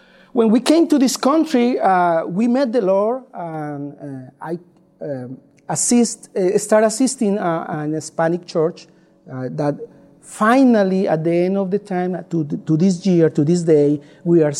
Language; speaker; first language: English; non-native, learner; Spanish